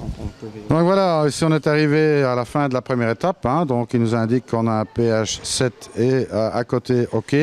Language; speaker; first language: French; native; French